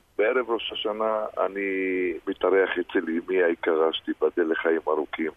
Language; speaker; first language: Hebrew; early bilingual, other home language; Arabic